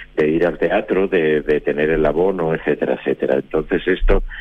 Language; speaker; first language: Spanish; native; Spanish